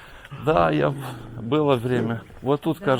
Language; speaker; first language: Russian; native; Russian